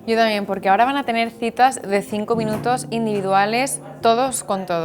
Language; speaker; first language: Spanish; native; Spanish